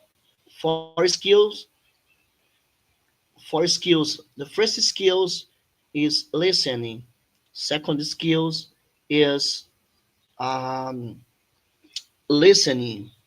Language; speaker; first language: English; non-native, fluent; Portuguese